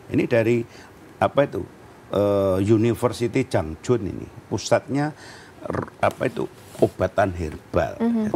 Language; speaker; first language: Indonesian; native; Indonesian